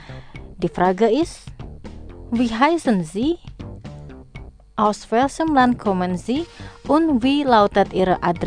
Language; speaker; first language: German; non-native, fluent; Indonesian